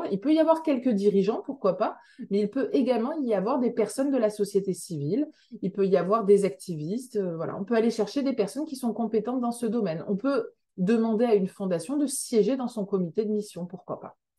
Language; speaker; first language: French; native; French